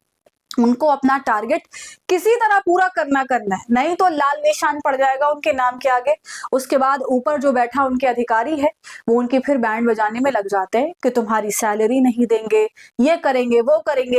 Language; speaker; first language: Hindi; native; Hindi